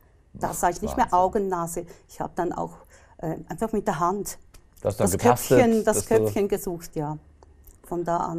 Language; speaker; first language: German; native; German